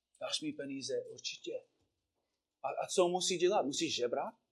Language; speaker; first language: Czech; non-native, fluent; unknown